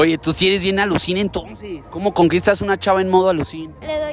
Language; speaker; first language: Spanish; native; Spanish